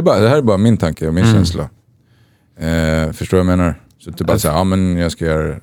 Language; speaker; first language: Swedish; native; Swedish